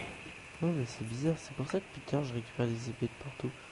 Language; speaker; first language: French; native; French